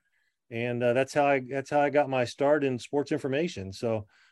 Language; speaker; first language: English; native; English